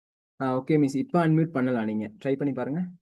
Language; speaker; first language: Tamil; native; Tamil